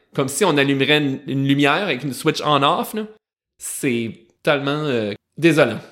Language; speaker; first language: French; native; French